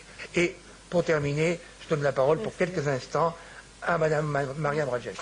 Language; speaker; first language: French; native; French